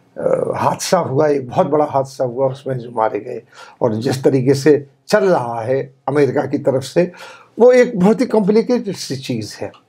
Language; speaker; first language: Urdu; native; Urdu